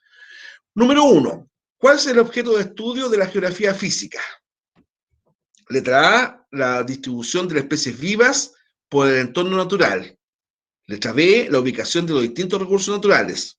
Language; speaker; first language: Spanish; native; Spanish